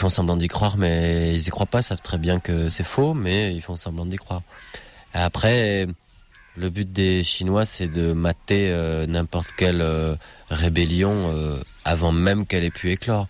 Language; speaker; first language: French; native; French